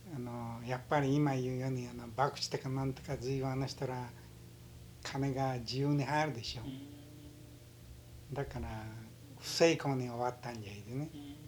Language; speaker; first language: Japanese; early bilingual, heritage; Japanese